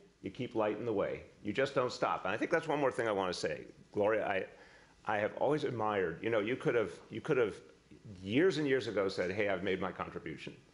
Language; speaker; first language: English; native; English